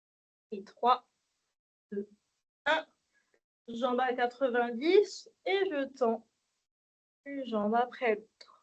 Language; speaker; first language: French; native; French